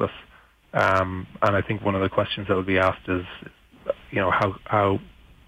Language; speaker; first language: English; native; English